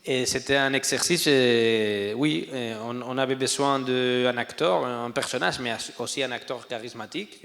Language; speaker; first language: French; non-native, learner; Spanish